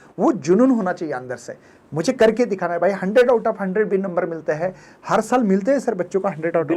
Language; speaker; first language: Hindi; non-native, local second language; Marathi